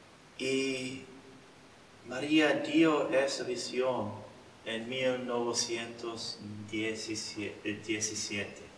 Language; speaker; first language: Spanish; non-native, learner; English